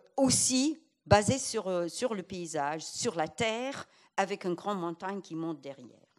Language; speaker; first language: French; non-native, fluent; English